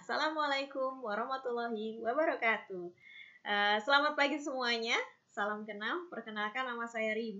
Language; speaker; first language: Indonesian; native; Indonesian